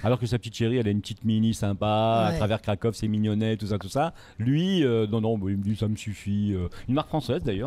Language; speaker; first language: French; native; French